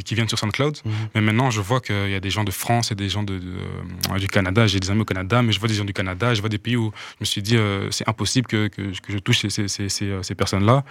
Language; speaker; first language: French; non-native, local second language; Rundi